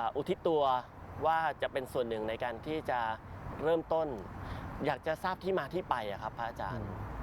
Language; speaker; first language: Thai; native; Thai